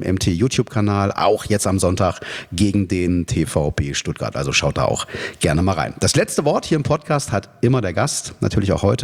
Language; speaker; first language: German; native; German